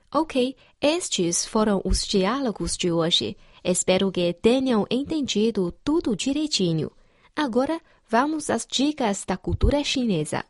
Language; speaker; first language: Portuguese; non-native, fluent; Chinese